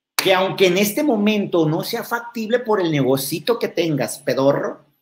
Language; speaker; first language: Spanish; native; Spanish